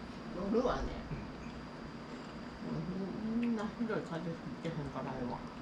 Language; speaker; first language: Japanese; native; Japanese